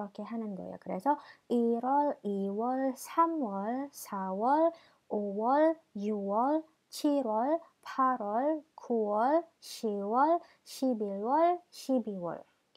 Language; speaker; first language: Korean; non-native, fluent; Indonesian